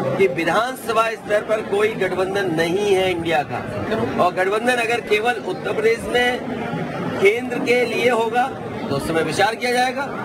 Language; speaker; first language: Hindi; native; Hindi